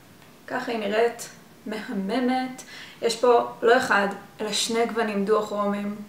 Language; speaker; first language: Hebrew; native; Hebrew